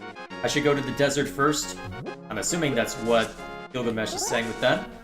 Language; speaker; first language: English; native; English